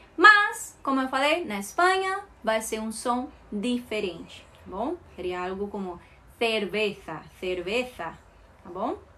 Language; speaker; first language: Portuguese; non-native, fluent; Spanish